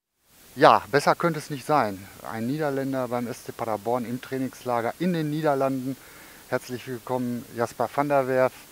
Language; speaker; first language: German; native; German